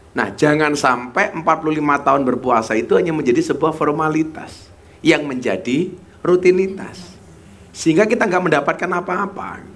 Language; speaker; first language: Indonesian; non-native, local second language; Javanese